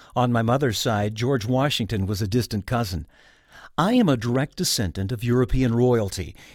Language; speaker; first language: English; native; English